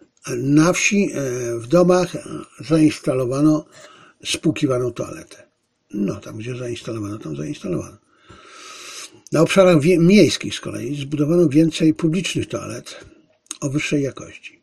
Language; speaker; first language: Polish; native; Polish